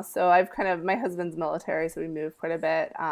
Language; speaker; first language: English; early bilingual, other home language; Spanish